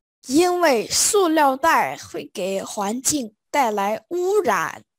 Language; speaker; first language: Chinese; non-native, fluent; Vietnamese